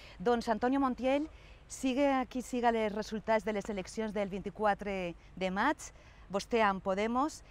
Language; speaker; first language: Catalan; native; Catalan